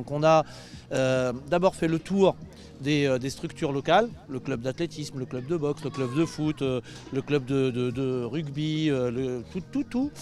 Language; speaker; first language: French; native; French